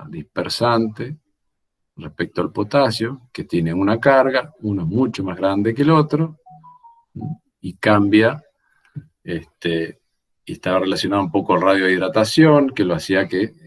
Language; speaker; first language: Spanish; native; Spanish